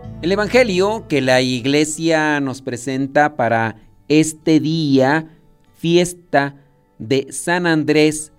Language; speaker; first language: Spanish; native; Spanish